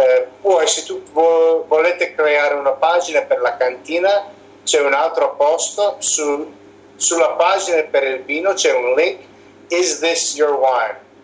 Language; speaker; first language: Italian; non-native, learner; English